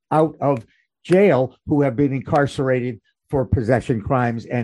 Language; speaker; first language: English; native; English